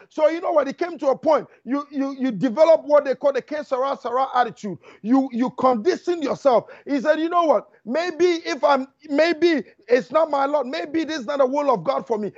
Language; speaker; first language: English; non-native, local second language; Akan